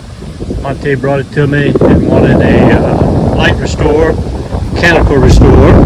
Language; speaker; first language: English; native; English